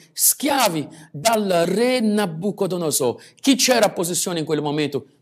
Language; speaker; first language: Italian; non-native, fluent; Portuguese